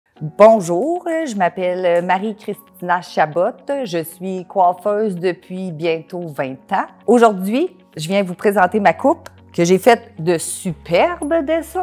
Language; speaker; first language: French; native; French